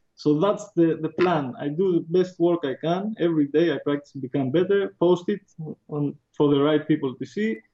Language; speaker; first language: English; non-native, fluent; Greek